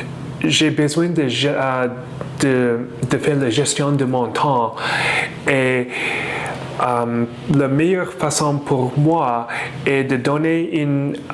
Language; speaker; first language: French; non-native, fluent; English